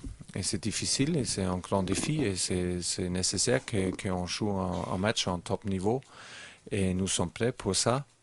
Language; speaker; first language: French; non-native, learner; German